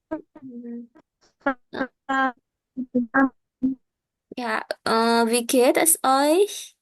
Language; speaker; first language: German; non-native, fluent; Indonesian